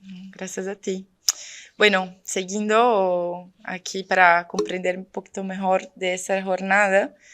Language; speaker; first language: Spanish; non-native, fluent; Portuguese